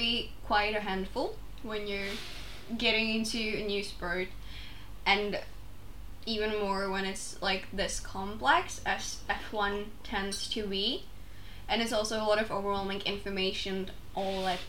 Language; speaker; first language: English; non-native, fluent; Czech